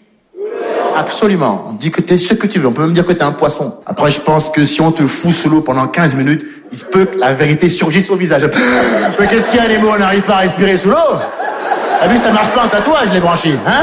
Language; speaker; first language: French; native; French